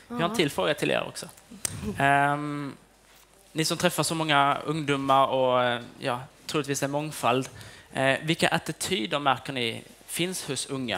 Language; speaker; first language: Swedish; native; Swedish